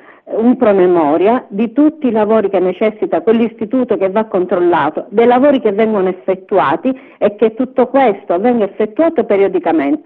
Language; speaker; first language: Italian; native; Italian